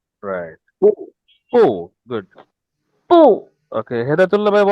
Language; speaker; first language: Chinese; non-native, fluent; Bangla